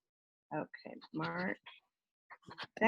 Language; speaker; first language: English; native; English